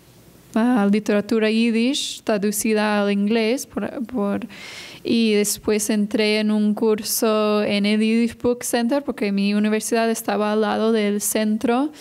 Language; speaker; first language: Spanish; non-native, fluent; English